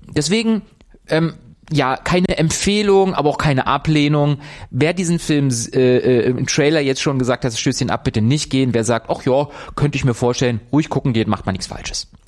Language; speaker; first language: German; native; German